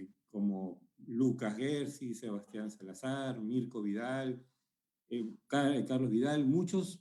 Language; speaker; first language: Spanish; native; Spanish